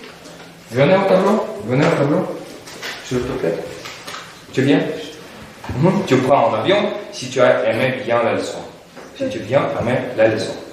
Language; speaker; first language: French; non-native, fluent; Russian